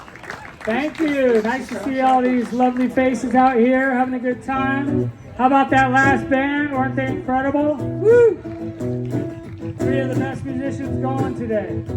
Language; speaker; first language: English; native; English